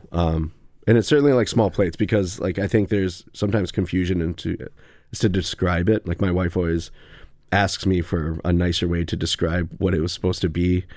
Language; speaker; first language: English; native; English